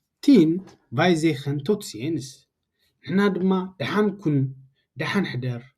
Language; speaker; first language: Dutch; non-native, learner; Tigrinya